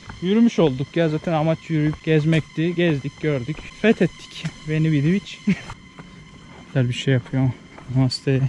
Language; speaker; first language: Turkish; native; Turkish